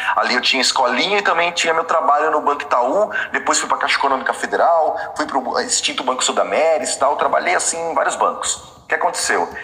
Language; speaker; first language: Portuguese; native; Portuguese